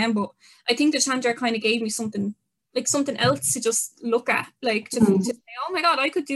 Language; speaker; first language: English; native; English